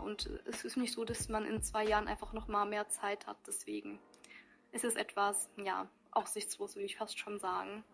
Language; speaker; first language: German; early bilingual, other home language; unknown